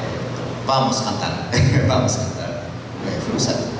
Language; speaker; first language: Portuguese; non-native, learner; Japanese